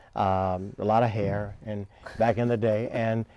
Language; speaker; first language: English; native; English